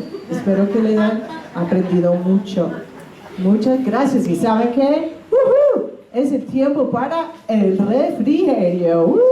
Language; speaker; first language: Spanish; non-native, fluent; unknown